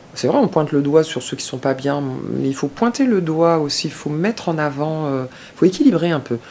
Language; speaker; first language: French; native; French